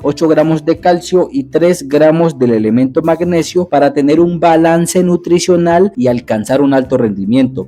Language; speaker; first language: Spanish; native; Spanish